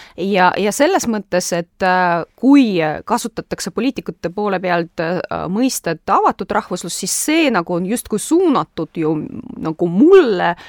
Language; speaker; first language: Estonian; non-native, local second language; Russian